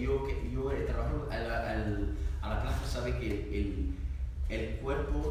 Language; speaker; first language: Spanish; non-native, learner; French